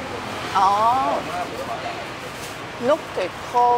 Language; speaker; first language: Vietnamese; non-native, learner; Japanese